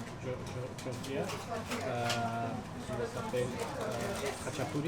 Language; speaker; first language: French; non-native, learner; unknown